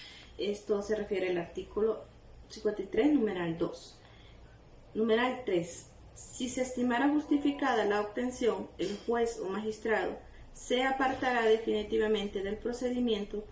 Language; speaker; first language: Spanish; native; Spanish